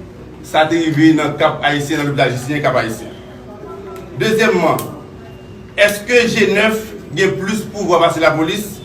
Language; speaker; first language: Haitian Creole; native; Haitian Creole